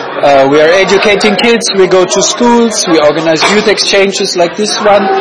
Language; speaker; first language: English; non-native, fluent; German